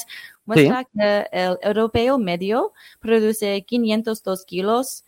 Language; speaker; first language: Spanish; non-native, fluent; English